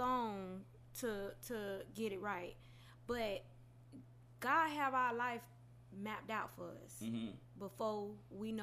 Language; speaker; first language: English; native; English